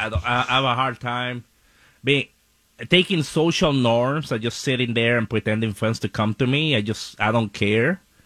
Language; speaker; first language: English; non-native, fluent; Spanish